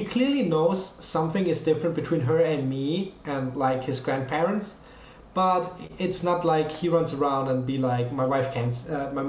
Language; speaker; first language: English; non-native, fluent; German